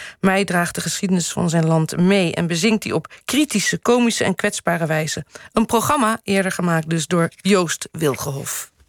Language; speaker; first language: Dutch; native; Dutch